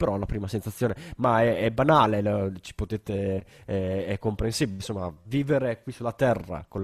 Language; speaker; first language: Italian; native; Italian